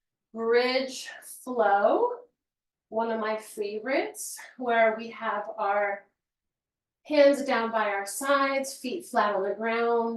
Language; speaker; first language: English; native; English